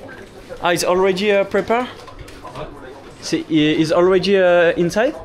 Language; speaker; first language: English; non-native, learner; French